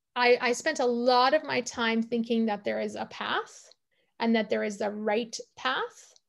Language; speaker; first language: English; native; English